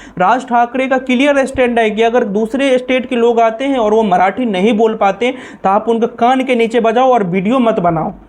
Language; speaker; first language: Hindi; native; Hindi